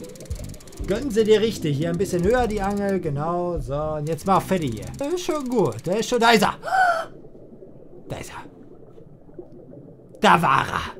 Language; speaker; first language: German; native; German